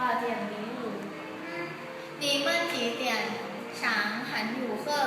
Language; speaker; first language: Chinese; non-native, learner; Thai